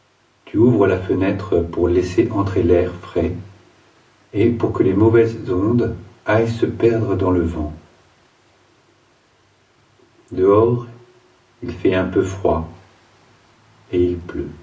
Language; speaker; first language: French; native; French